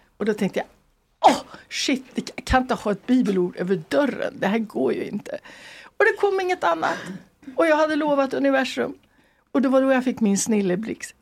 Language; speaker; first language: Swedish; native; Swedish